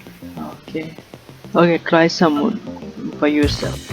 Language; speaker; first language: English; non-native, local second language; Punjabi